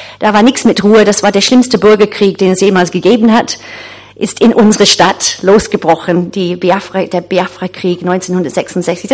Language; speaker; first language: German; non-native, fluent; English